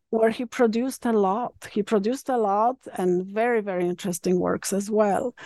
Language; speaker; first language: English; non-native, fluent; Polish